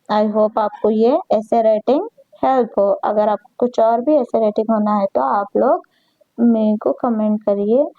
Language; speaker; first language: Hindi; non-native, local second language; Kannada